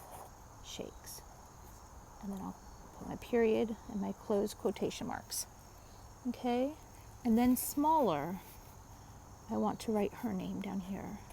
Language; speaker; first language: English; native; English